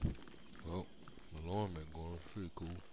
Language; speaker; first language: English; native; English